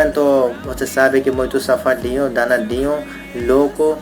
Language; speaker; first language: Portuguese; non-native, learner; Hindi